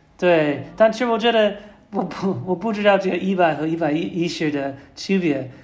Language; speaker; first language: Chinese; non-native, learner; English